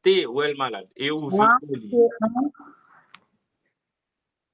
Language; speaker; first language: Portuguese; non-native, learner; Haitian Creole